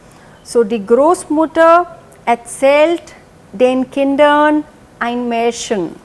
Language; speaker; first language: German; non-native, fluent; Hindi